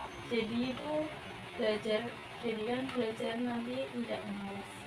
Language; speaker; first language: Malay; non-native, local second language; Javanese